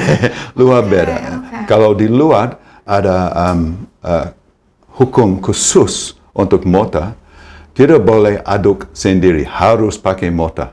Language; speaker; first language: Indonesian; non-native, fluent; English